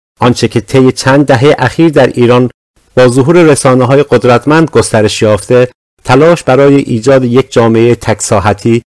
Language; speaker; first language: Persian; non-native, local second language; Azerbaijani